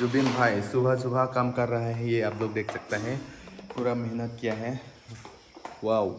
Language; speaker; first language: Hindi; non-native, local second language; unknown